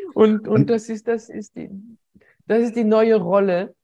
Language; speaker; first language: German; non-native, fluent; French